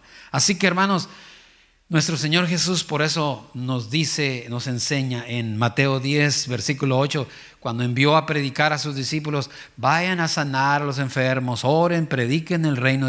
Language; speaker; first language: Spanish; native; Spanish